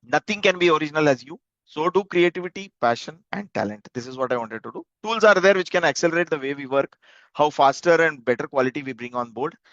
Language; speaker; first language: English; non-native, local second language; Kannada